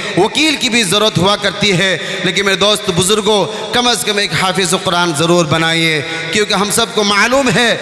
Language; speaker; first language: Urdu; non-native, local second language; Bangla